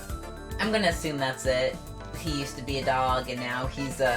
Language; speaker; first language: English; native; English